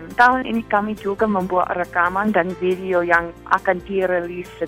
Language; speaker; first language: Indonesian; non-native, fluent; English